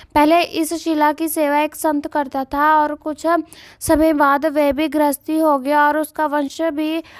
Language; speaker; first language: Hindi; non-native, local second language; Punjabi